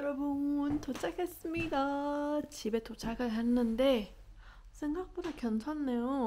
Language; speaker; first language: Korean; non-native, fluent; Persian